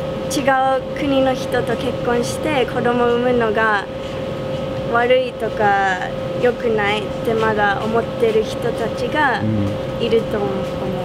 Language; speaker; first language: Japanese; non-native, fluent; English